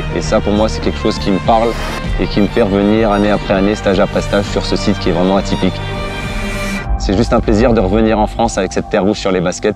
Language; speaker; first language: French; native; French